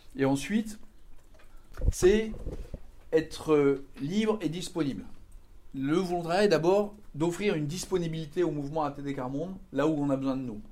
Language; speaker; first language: French; native; French